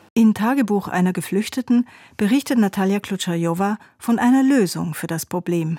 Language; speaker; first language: German; native; German